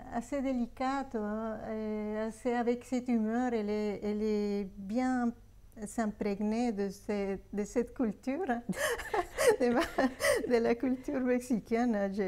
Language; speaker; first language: French; non-native, fluent; Spanish